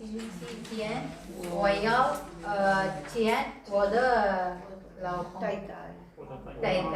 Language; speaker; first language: Chinese; non-native, learner; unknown